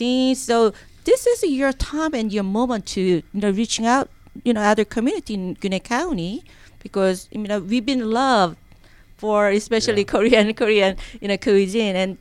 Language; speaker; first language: English; non-native, learner; Korean